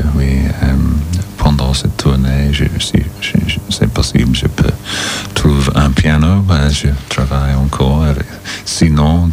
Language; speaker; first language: French; non-native, learner; English